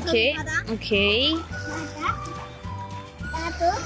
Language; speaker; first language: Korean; non-native, learner; English